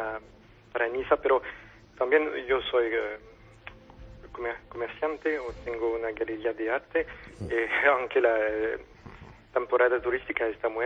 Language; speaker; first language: Spanish; non-native, fluent; French